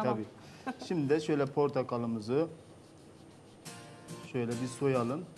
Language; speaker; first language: Turkish; native; Turkish